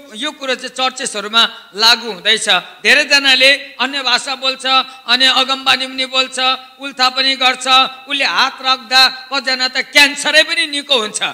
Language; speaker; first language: Nepali; native; Nepali